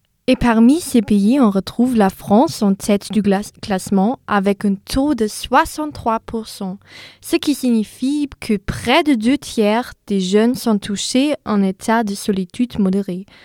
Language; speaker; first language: French; non-native, fluent; German